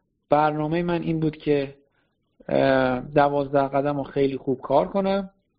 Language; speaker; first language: Persian; native; Persian